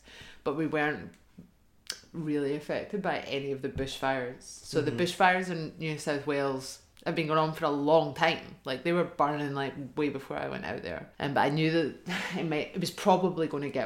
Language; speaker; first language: English; native; English